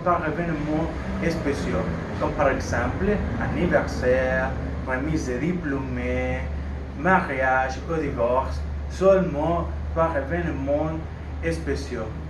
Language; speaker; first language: French; non-native, learner; Spanish